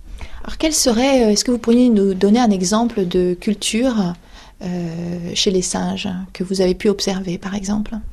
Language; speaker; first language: French; native; French